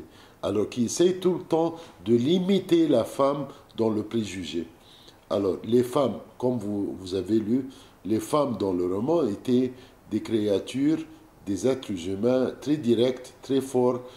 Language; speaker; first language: French; non-native, fluent; Arabic